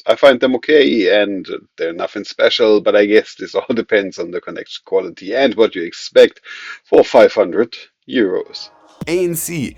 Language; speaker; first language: English; non-native, fluent; German